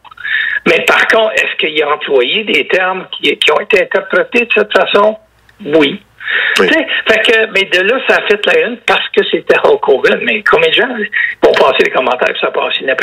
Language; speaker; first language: French; native; French